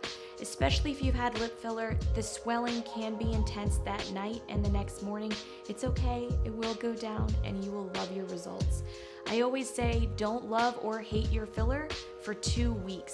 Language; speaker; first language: English; native; English